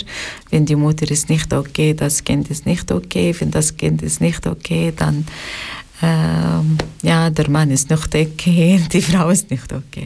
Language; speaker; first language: German; non-native, learner; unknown